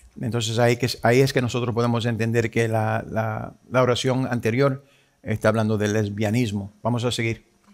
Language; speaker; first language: Spanish; early bilingual, heritage; Spanish